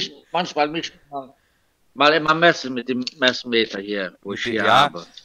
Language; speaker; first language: German; non-native, local second language; Luxembourgish